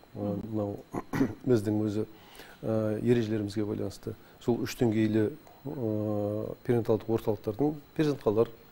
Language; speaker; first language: Kazakh; native; Kazakh